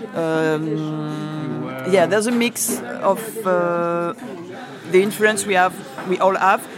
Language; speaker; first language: English; non-native, fluent; French